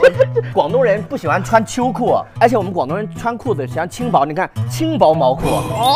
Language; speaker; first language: Chinese; non-native, local second language; Cantonese